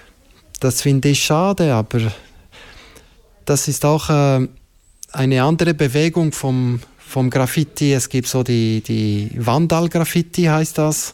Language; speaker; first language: German; non-native, local second language; French